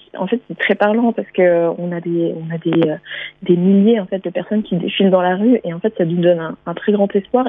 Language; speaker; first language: French; native; French